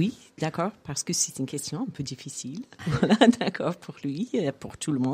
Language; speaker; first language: French; non-native, fluent; English